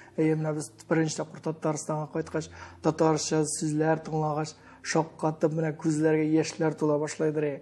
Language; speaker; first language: Tatar; early bilingual, heritage; Tatar